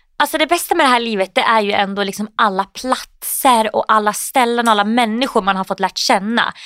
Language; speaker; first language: Swedish; native; Swedish